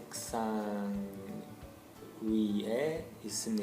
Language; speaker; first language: Korean; non-native, learner; Finnish